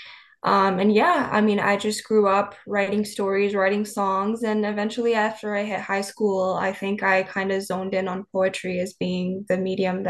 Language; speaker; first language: English; native; English